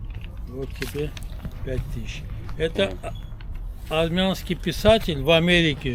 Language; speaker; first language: Russian; non-native, local second language; Armenian